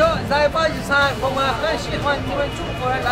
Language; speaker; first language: Chinese; non-native, fluent; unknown